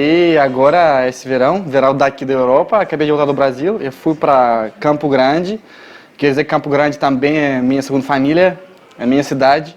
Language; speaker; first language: Portuguese; non-native, fluent; Russian